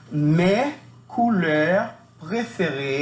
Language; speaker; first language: French; non-native, fluent; Spanish